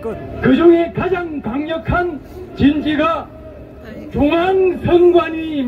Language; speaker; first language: Korean; native; Korean